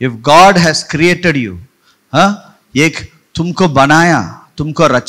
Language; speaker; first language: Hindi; non-native, local second language; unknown